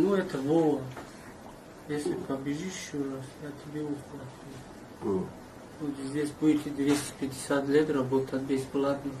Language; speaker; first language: Russian; non-native, learner; Tajik